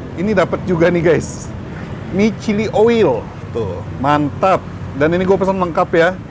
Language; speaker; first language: Indonesian; native; Indonesian